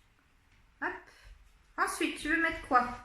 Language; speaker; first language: French; native; French